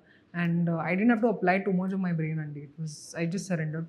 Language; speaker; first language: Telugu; non-native, fluent; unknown